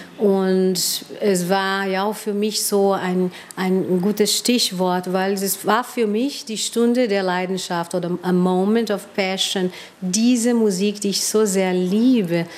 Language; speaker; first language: German; non-native, fluent; Portuguese